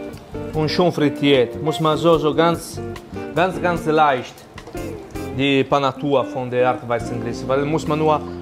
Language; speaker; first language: German; non-native, learner; Italian